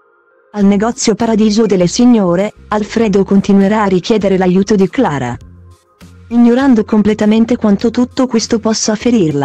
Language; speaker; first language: Italian; native; Italian